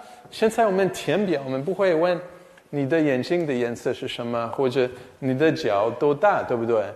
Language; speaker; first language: Chinese; non-native, fluent; English